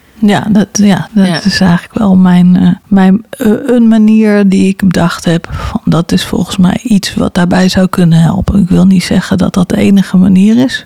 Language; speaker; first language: Dutch; native; Dutch